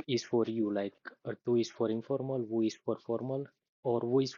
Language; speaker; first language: English; non-native, fluent; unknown